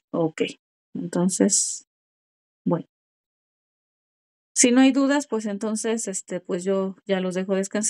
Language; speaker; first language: Spanish; native; Spanish